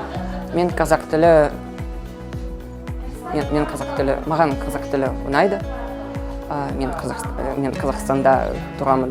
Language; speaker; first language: Kazakh; non-native, learner; Russian